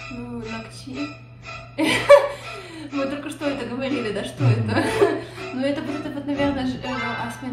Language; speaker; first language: Russian; native; Russian